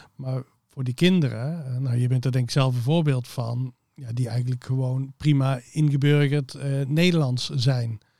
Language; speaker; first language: Dutch; native; Dutch